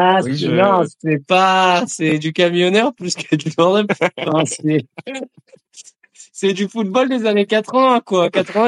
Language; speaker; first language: French; native; French